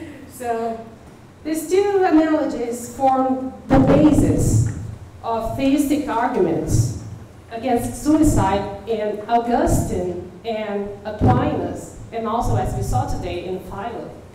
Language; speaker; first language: English; non-native, fluent; Portuguese